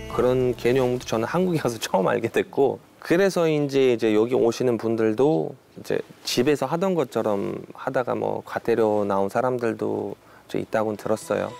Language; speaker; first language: Korean; non-native, fluent; Uzbek